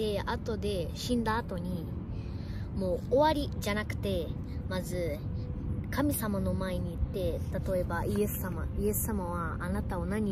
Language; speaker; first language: Japanese; early bilingual, other home language; Portuguese